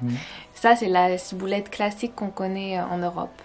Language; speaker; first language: French; native; French